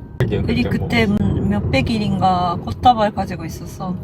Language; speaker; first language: Korean; non-native, fluent; Japanese